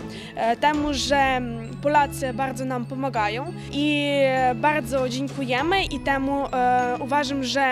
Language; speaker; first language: Polish; non-native, learner; Ukrainian